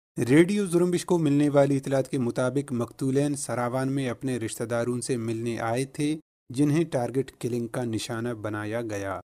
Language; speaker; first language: Urdu; non-native, local second language; Baluchi